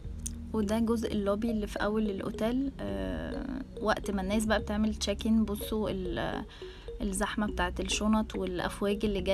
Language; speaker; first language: Arabic; native; Arabic